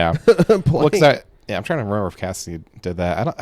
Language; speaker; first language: English; native; English